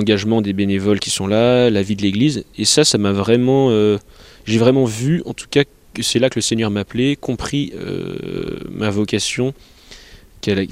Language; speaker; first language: French; native; French